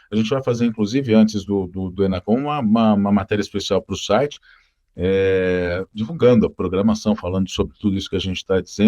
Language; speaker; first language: Portuguese; native; Portuguese